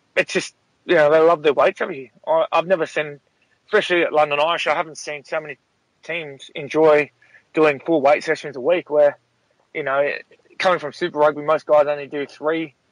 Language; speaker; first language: English; native; English